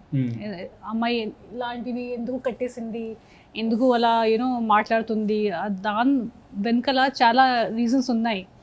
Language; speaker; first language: Telugu; non-native, fluent; Hindi